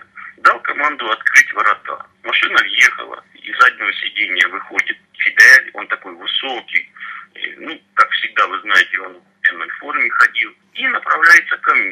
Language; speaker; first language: Russian; native; Russian